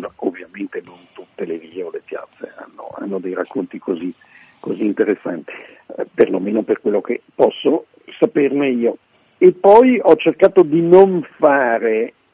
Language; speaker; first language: Italian; native; Italian